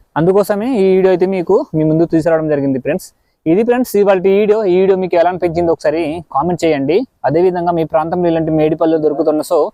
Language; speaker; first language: Telugu; non-native, local second language; Odia